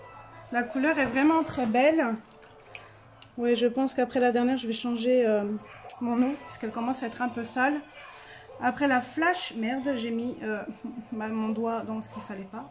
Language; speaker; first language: French; native; French